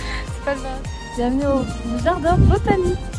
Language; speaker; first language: French; native; French